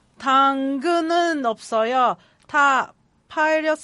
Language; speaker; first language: Korean; non-native, learner; Cantonese